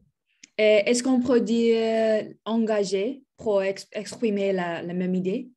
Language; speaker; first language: French; non-native, learner; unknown